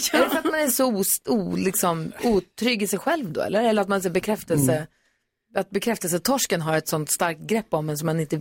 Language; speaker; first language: Swedish; native; Swedish